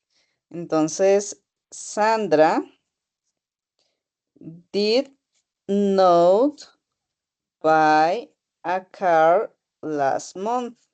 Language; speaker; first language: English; non-native, learner; Spanish